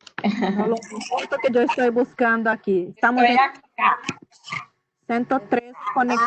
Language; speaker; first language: Spanish; non-native, fluent; Portuguese